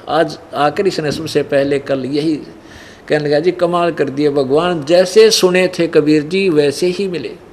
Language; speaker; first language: Hindi; native; Hindi